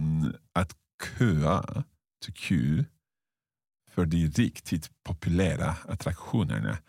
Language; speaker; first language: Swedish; non-native, learner; English